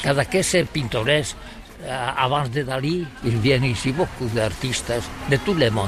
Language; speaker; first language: French; non-native, learner; Catalan